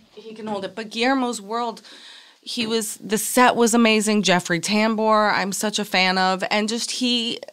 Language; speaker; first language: English; native; English